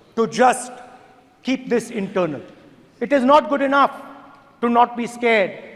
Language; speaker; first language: English; non-native, local second language; Hindi